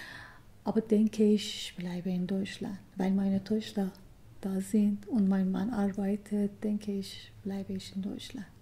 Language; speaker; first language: German; non-native, learner; Persian